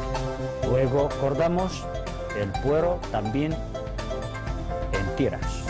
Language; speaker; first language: Spanish; non-native, fluent; Chinese